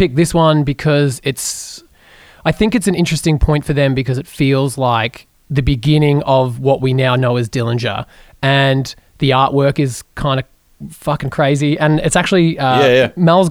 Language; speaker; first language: English; native; English